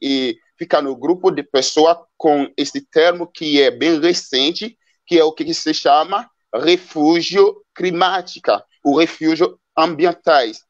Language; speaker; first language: Portuguese; non-native, fluent; Haitian Creole